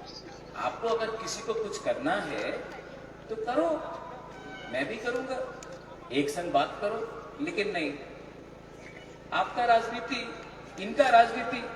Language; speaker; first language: Hindi; non-native, local second language; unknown